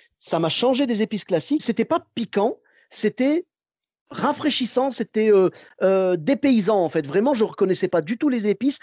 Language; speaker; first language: French; early bilingual, other home language; Arabic